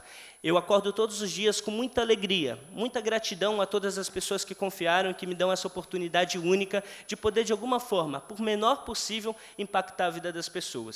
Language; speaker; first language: Portuguese; native; Portuguese